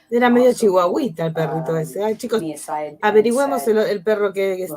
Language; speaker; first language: Spanish; native; Spanish